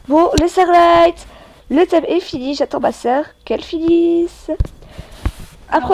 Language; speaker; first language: French; native; French